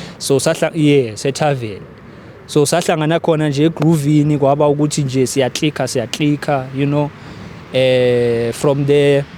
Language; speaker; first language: Zulu; non-native, local second language; Southern Sotho